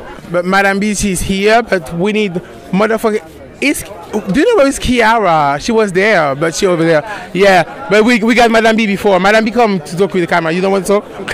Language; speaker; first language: English; non-native, fluent; French